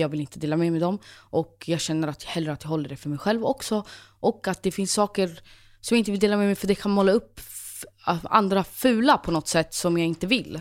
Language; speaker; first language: Swedish; native; Swedish